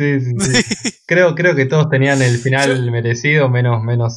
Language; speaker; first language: Spanish; native; Spanish